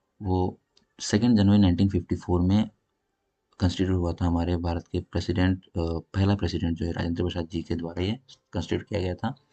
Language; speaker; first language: Hindi; non-native, local second language; Bangla